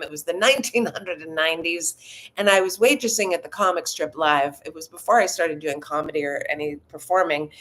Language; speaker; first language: English; native; English